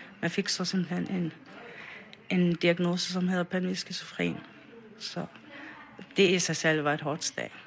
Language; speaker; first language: Danish; non-native, local second language; Faroese